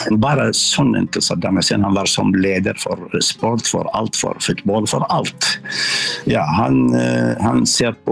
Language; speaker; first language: Norwegian; non-native, fluent; Arabic